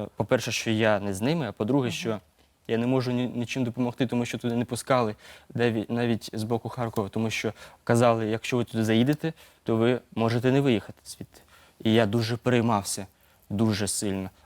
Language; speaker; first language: Ukrainian; native; Ukrainian